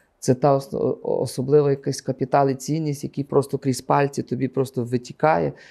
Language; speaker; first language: Ukrainian; native; Ukrainian